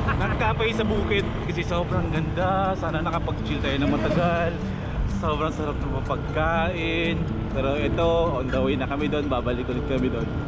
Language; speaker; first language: Filipino; non-native, local second language; Aklanon